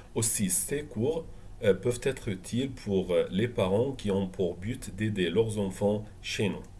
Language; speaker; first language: French; non-native, fluent; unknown